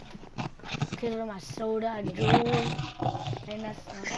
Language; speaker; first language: English; native; English